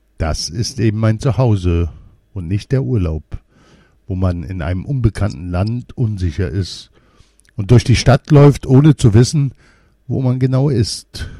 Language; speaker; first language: German; early bilingual, other home language; Polish